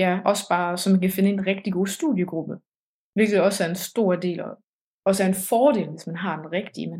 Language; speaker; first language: Danish; early bilingual, heritage; Danish